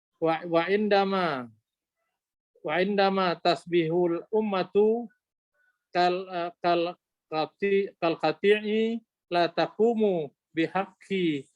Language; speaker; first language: Arabic; non-native, learner; Indonesian